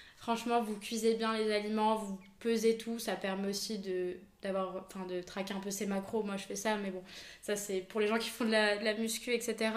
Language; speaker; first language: French; native; French